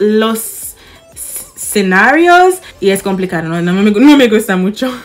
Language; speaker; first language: Spanish; non-native, fluent; English